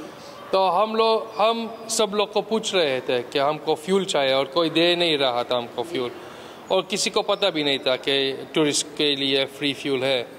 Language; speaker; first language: Hindi; early bilingual, heritage; Hindi